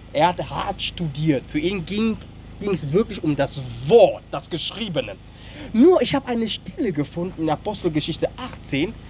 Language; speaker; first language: German; non-native, fluent; French